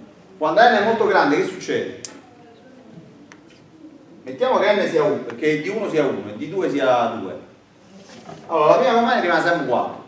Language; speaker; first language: Italian; native; Italian